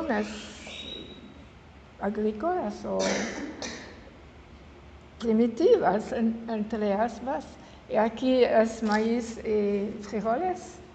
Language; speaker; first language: Spanish; non-native, learner; French